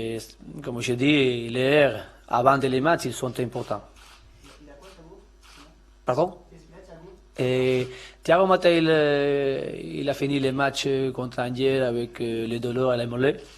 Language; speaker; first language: French; non-native, learner; Spanish